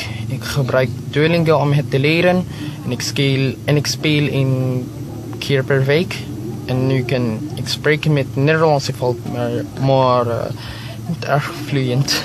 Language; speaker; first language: Dutch; non-native, learner; Filipino